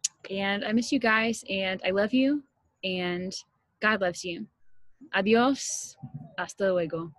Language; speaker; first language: English; native; English